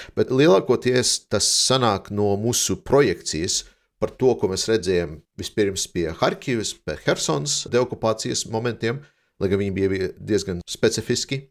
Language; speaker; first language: Latvian; non-native, local second language; Russian